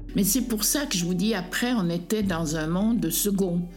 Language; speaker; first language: French; native; French